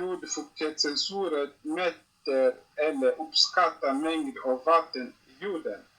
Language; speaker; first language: Swedish; non-native, learner; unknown